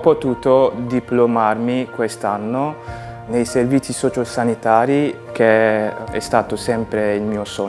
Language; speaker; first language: Italian; non-native, fluent; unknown